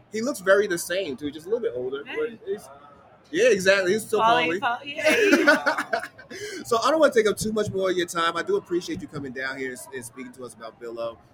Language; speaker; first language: English; native; English